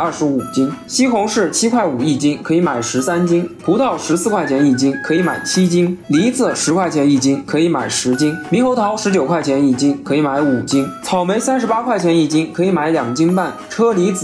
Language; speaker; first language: Chinese; native; Chinese